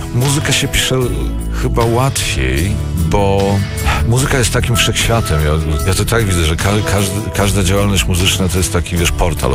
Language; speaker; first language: Polish; native; Polish